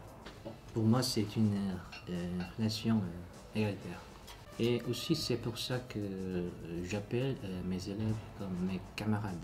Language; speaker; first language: French; non-native, learner; Korean